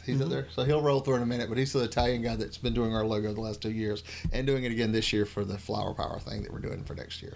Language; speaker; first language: English; native; English